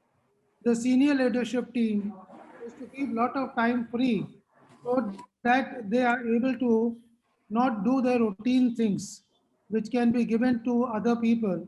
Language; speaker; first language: English; non-native, local second language; Hindi